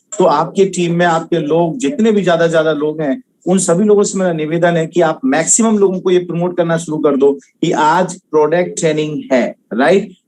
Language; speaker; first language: Hindi; native; Hindi